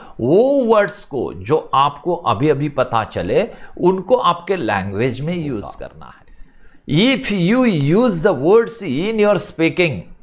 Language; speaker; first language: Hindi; non-native, local second language; Marathi